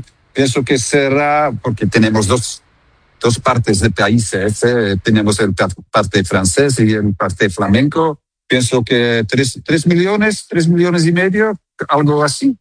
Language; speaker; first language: Spanish; non-native, fluent; Dutch